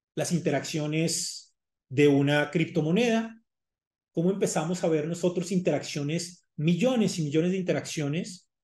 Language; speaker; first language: Spanish; native; Spanish